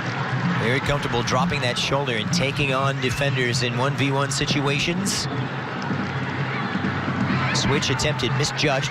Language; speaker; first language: English; native; English